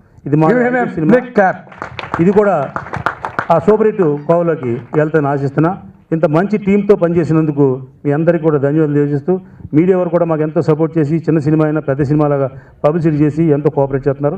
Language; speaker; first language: Telugu; native; Telugu